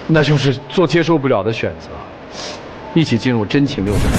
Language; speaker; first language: Chinese; native; Chinese